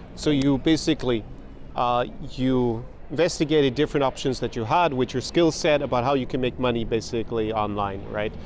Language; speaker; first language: English; native; English